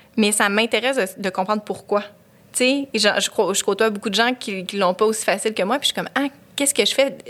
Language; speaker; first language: French; native; French